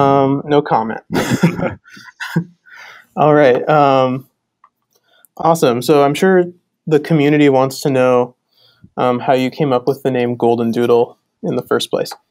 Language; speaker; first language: English; native; English